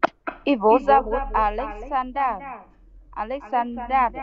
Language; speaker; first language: Russian; non-native, learner; Vietnamese